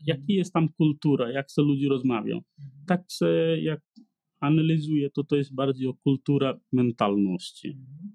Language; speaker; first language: Polish; non-native, learner; Nepali